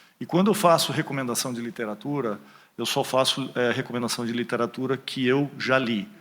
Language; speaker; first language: Portuguese; early bilingual, other home language; German